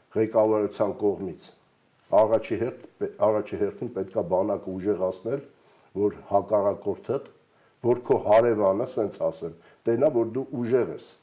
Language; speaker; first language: Armenian; native; Armenian